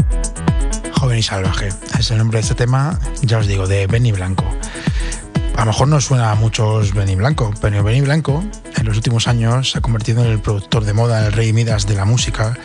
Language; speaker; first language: Spanish; native; Spanish